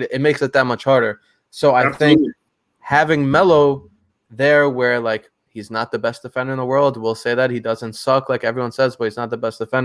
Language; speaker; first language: English; native; English